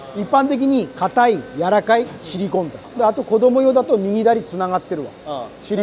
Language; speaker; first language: Japanese; non-native, local second language; Chinese